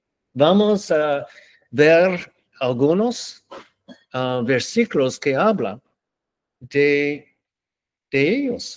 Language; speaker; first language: Spanish; non-native, learner; English